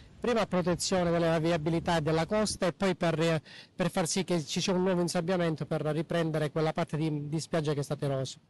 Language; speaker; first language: Italian; native; Italian